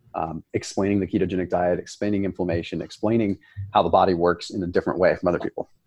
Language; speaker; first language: English; native; English